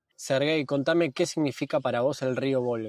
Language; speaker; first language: Spanish; native; Spanish